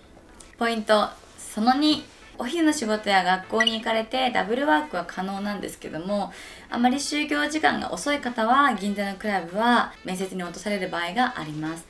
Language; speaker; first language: Japanese; native; Japanese